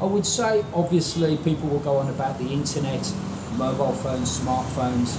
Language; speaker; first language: English; native; English